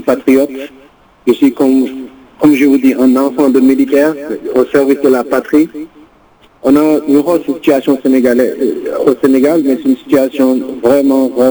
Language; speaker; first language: French; non-native, local second language; Wolof